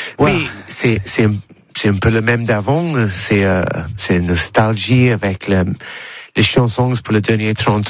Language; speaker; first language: French; non-native, learner; English